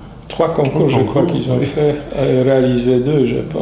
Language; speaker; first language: French; non-native, fluent; Polish